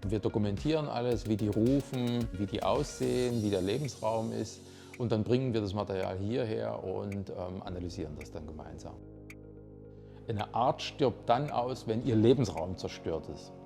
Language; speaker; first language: German; native; German